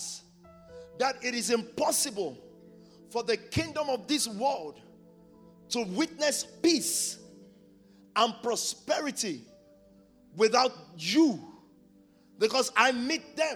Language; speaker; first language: English; non-native, local second language; Yoruba